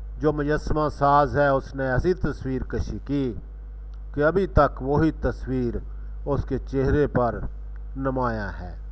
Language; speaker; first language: Urdu; non-native, local second language; Punjabi